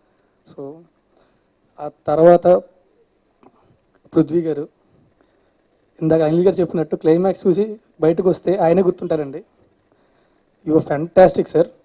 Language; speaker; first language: Telugu; native; Telugu